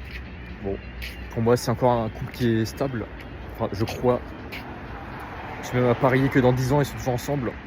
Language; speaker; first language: French; native; French